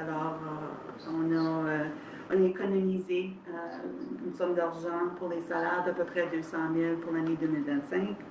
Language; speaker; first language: French; native; French